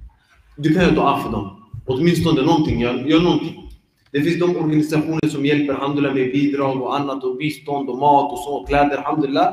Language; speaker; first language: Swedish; early bilingual, other home language; Arabic